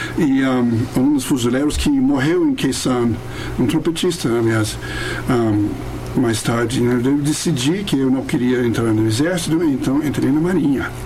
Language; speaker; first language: Portuguese; non-native, fluent; English